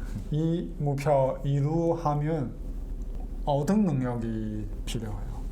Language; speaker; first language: Korean; non-native, learner; Chinese